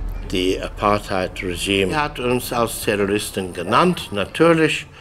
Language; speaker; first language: German; non-native, fluent; English